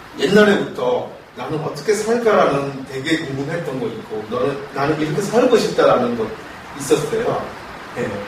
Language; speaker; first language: Korean; non-native, fluent; Burmese